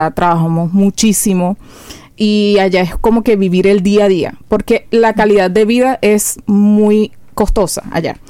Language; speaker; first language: Spanish; native; Spanish